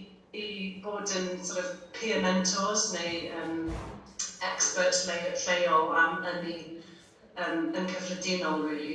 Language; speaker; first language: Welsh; non-native, fluent; English